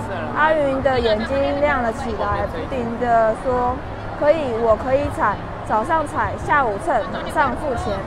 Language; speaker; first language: Chinese; native; Chinese